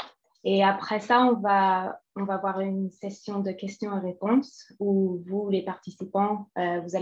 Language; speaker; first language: French; non-native, fluent; English